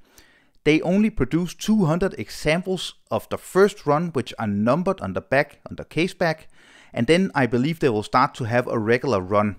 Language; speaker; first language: English; non-native, fluent; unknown